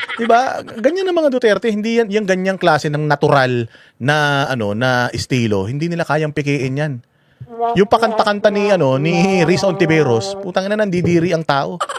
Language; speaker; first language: Filipino; native; Filipino